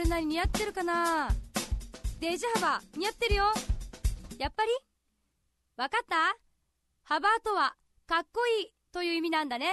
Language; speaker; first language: Japanese; native; Japanese